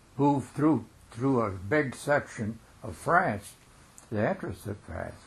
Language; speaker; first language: English; early bilingual, other home language; French